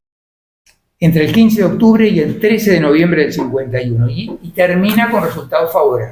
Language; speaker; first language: Spanish; native; Spanish